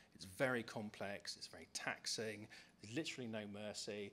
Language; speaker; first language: English; native; English